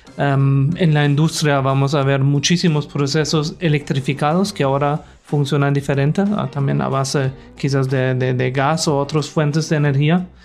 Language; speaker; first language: Spanish; non-native, fluent; German